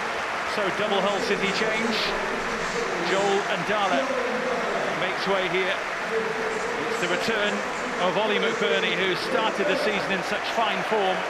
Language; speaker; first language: English; native; English